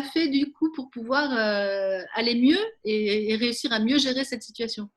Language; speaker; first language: French; native; French